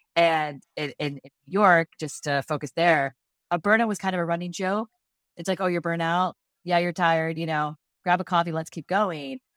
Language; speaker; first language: English; native; English